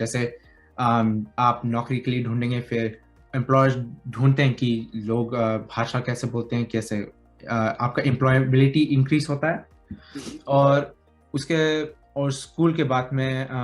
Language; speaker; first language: Hindi; early bilingual, heritage; Hindi